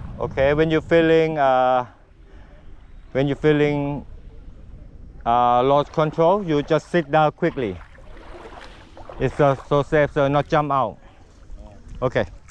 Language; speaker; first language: English; non-native, learner; Thai